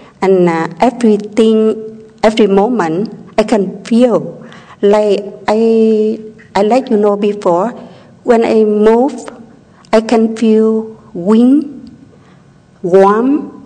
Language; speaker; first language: English; non-native, learner; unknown